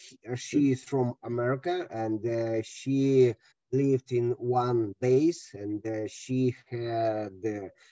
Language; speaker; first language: English; non-native, learner; Russian